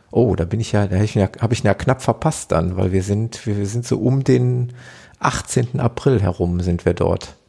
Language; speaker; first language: German; native; German